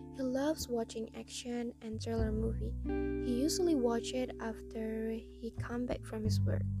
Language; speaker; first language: English; non-native, fluent; Indonesian